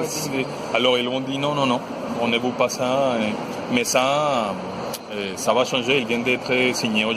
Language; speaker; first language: French; non-native, fluent; Spanish